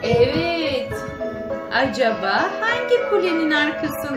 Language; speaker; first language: Turkish; native; Turkish